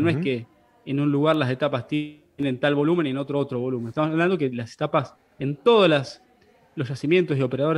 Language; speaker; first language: Spanish; native; Spanish